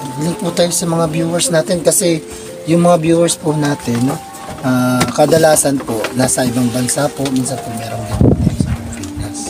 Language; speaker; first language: Filipino; non-native, local second language; Cebuano